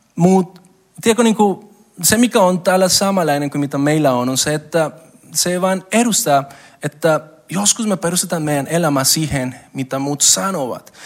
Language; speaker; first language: Finnish; non-native, fluent; Spanish